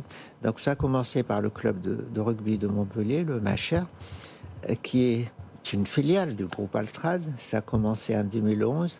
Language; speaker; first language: French; non-native, fluent; Arabic